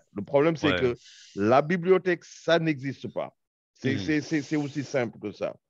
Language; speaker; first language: French; non-native, local second language; Wolof